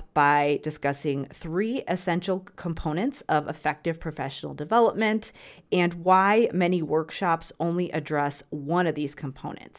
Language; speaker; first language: English; native; English